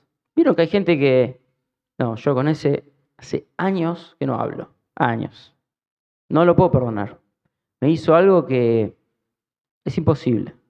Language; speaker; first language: Spanish; native; Spanish